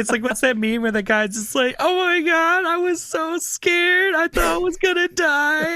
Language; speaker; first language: English; native; English